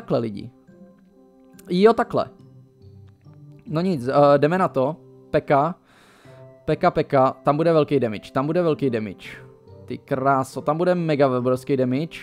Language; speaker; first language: Czech; native; Czech